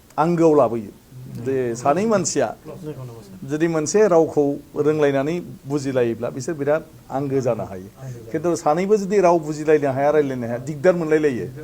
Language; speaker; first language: Bodo; native; Bodo